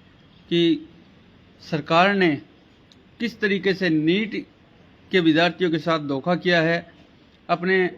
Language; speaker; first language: Hindi; native; Hindi